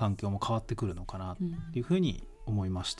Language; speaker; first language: Japanese; native; Japanese